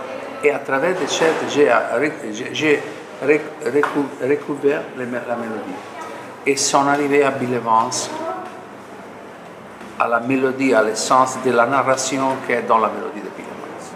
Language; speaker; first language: French; non-native, fluent; Italian